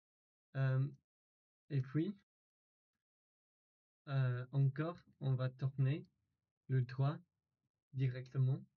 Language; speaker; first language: French; non-native, learner; English